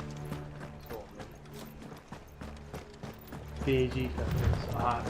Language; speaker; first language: Japanese; non-native, learner; English